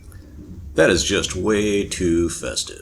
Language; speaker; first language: English; native; English